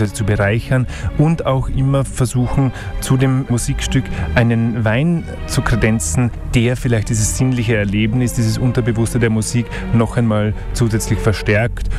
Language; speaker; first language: German; native; German